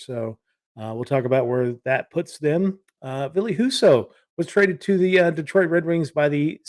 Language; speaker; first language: English; native; English